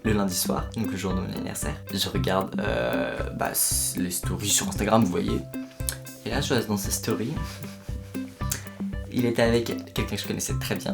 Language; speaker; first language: French; native; French